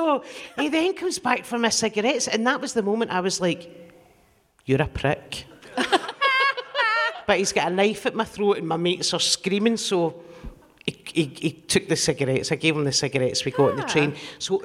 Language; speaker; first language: English; native; English